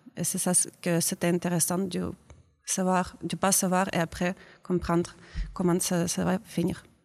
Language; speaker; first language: French; non-native, learner; Ukrainian